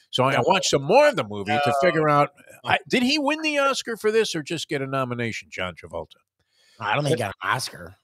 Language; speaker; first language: English; native; English